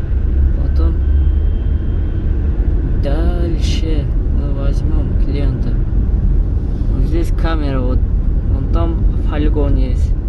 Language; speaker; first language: Russian; non-native, learner; Kyrgyz